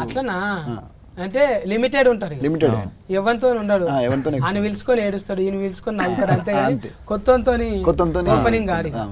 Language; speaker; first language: Telugu; native; Telugu